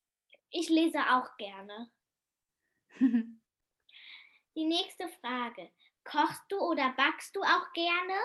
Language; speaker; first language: German; early bilingual, heritage; German